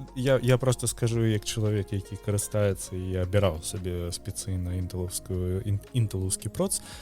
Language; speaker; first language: Belarusian; native; Belarusian